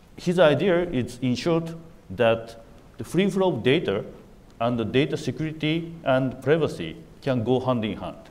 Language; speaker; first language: English; non-native, fluent; Japanese